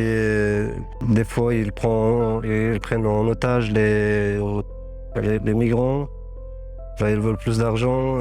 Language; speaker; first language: French; non-native, fluent; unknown